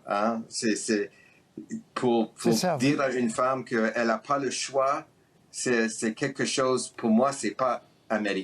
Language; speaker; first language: French; early bilingual, heritage; French